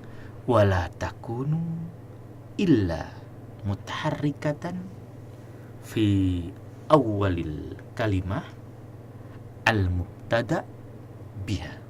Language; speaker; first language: Arabic; non-native, fluent; Indonesian